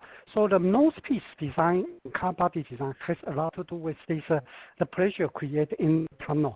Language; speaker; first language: English; non-native, fluent; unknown